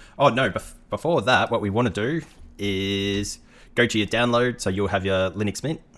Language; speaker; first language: English; native; English